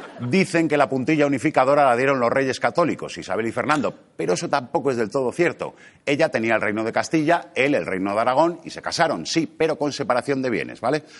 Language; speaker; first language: Spanish; native; Spanish